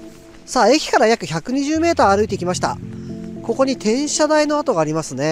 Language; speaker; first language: Japanese; native; Japanese